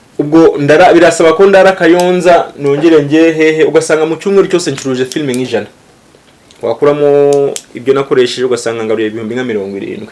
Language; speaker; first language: Kinyarwanda; early bilingual, heritage; Kinyarwanda